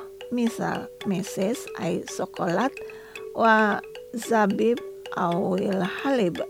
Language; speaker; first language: Arabic; non-native, fluent; Indonesian